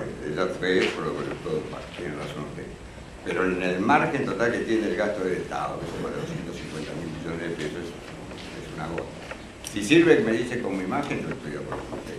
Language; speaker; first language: Spanish; native; Spanish